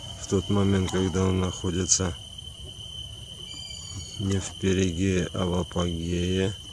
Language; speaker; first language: Russian; native; Russian